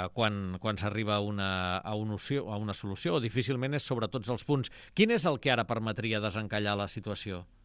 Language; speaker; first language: Catalan; native; Catalan